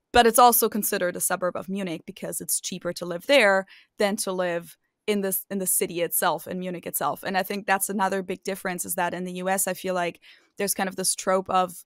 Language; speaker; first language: English; non-native, fluent; German